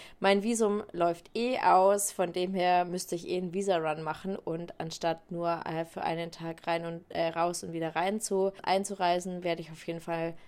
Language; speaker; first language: German; native; German